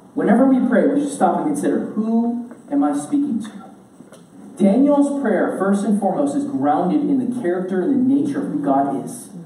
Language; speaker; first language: English; native; English